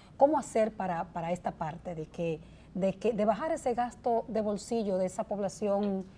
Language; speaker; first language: Spanish; native; Spanish